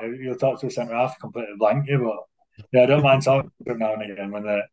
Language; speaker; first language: English; native; English